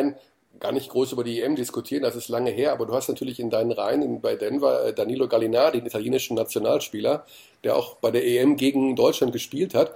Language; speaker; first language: German; native; German